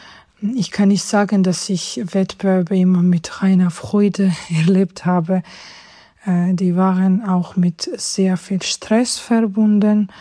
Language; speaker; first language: German; non-native, fluent; Georgian